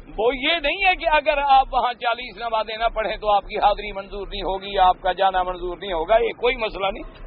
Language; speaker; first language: Urdu; non-native, local second language; Punjabi